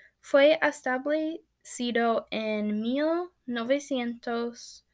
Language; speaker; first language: Spanish; non-native, learner; English